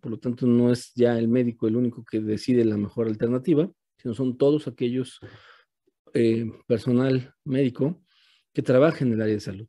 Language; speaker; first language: Spanish; native; Spanish